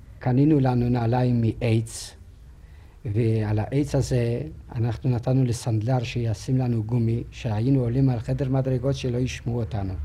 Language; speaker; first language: Hebrew; non-native, fluent; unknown